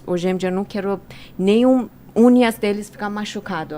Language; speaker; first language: Portuguese; non-native, fluent; Persian